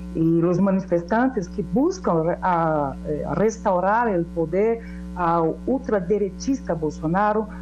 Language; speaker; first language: Spanish; non-native, learner; Portuguese